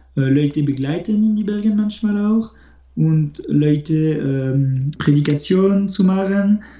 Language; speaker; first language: German; non-native, fluent; French